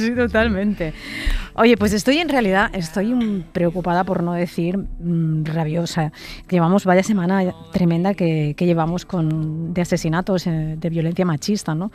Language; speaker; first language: Spanish; native; Spanish